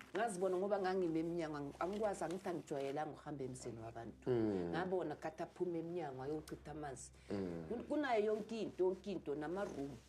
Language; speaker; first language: Zulu; native; Zulu